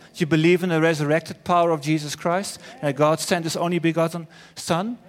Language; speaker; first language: English; non-native, fluent; Dutch